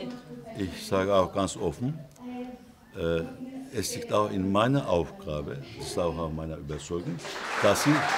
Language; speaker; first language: German; non-native, fluent; Turkish